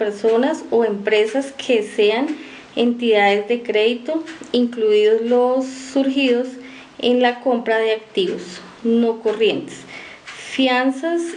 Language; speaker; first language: Spanish; native; Spanish